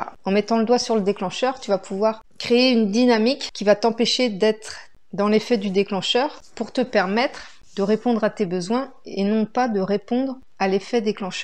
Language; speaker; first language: French; native; French